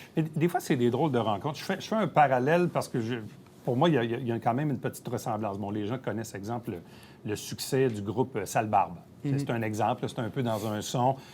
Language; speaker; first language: French; native; French